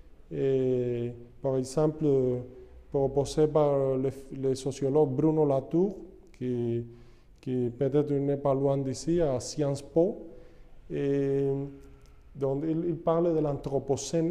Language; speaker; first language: French; non-native, fluent; Spanish